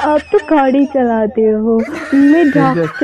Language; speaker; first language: Hindi; non-native, local second language; Kashmiri